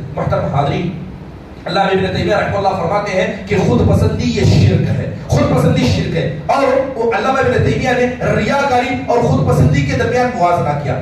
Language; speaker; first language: Urdu; native; Urdu